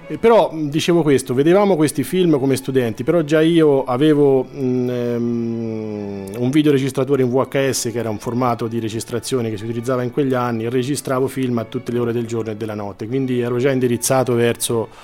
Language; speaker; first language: Italian; native; Italian